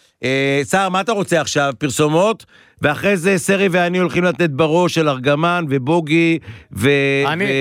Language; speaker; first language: Hebrew; native; Hebrew